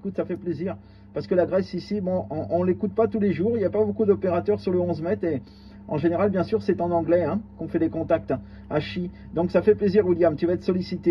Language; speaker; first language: French; native; French